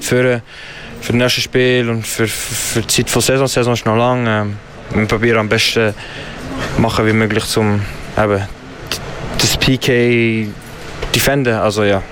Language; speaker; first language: German; non-native, learner; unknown